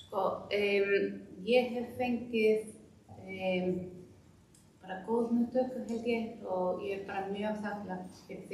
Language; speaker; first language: Icelandic; non-native, fluent; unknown